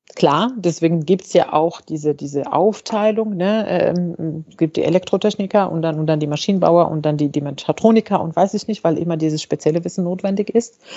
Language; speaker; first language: German; non-native, fluent; Arabic